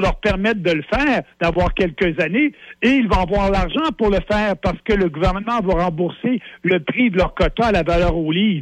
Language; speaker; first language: French; native; French